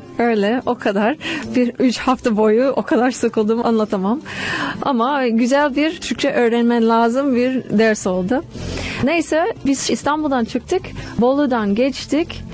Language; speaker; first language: Turkish; non-native, fluent; English